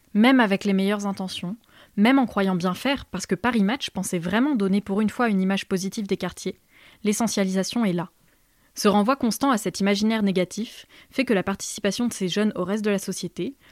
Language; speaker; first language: French; native; French